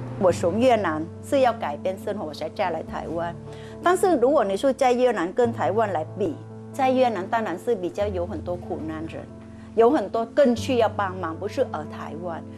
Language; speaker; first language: Chinese; non-native, fluent; Vietnamese